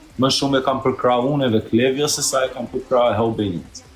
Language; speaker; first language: Albanian; early bilingual, heritage; Albanian